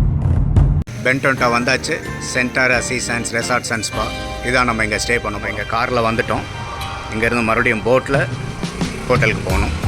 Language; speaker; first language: Tamil; native; Tamil